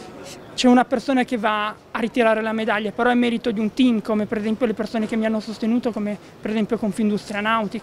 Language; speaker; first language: Italian; native; Italian